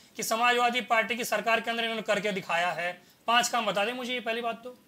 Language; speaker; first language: Hindi; native; Hindi